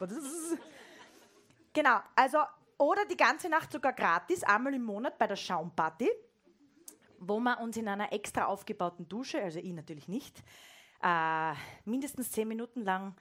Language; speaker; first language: German; native; German